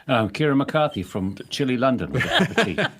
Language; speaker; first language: English; native; English